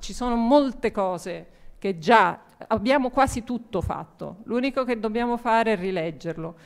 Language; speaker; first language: Italian; native; Italian